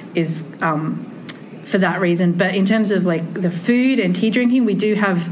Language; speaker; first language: English; native; English